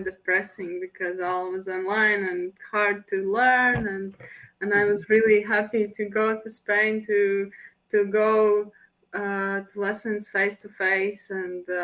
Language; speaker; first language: English; non-native, fluent; Latvian